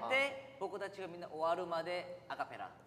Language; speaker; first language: Japanese; non-native, learner; Korean